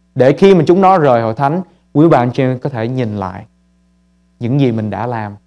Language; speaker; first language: Vietnamese; early bilingual, heritage; Vietnamese